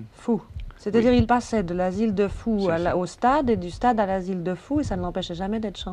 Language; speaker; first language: French; native; French